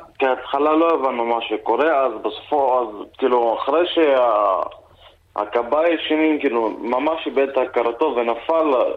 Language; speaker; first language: Hebrew; non-native, local second language; Arabic